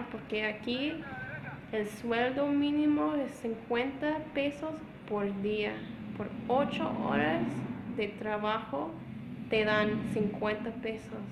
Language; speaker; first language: Spanish; non-native, fluent; English